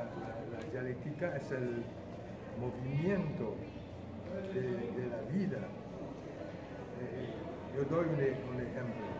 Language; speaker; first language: Spanish; non-native, fluent; Haitian Creole